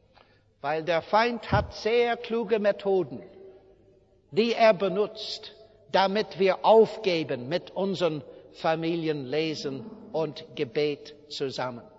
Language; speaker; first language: German; non-native, fluent; English